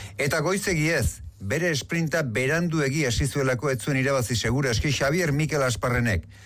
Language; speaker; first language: Basque; native; Basque